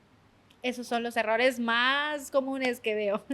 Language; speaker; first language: Spanish; native; Spanish